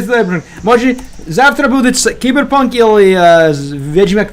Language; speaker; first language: Russian; non-native, learner; English